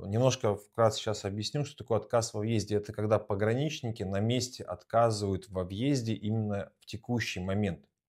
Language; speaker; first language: Russian; native; Russian